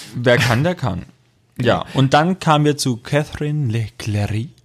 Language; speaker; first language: German; native; German